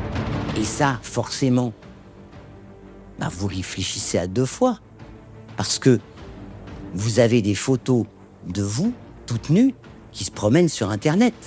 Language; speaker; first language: French; native; French